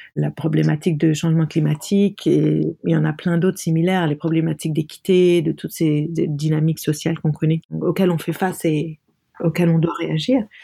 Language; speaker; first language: French; non-native, local second language; Arabic